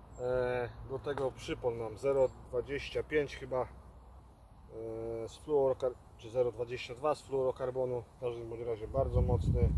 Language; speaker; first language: Polish; native; Polish